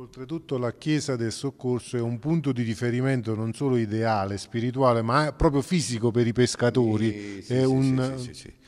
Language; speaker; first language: Italian; native; Italian